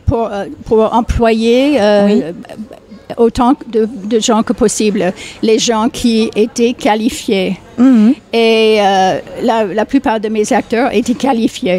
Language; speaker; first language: French; non-native, fluent; English